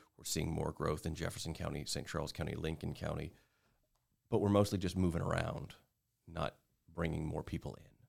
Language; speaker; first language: English; native; English